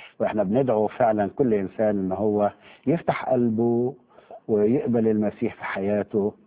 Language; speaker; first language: Arabic; native; Arabic